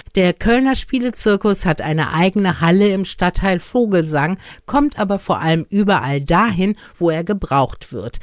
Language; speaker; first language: German; native; German